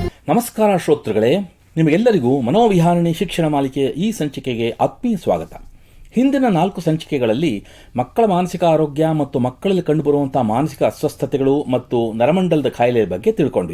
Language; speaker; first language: Kannada; native; Kannada